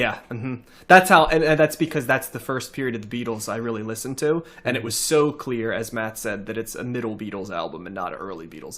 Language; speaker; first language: English; native; English